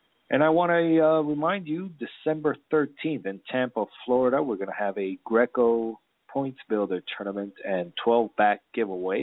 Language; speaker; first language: English; early bilingual, other home language; Spanish